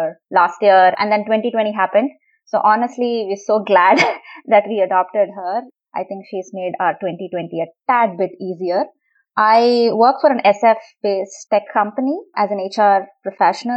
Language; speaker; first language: English; non-native, local second language; Tamil